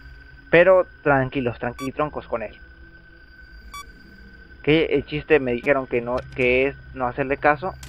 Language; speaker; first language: Spanish; native; Spanish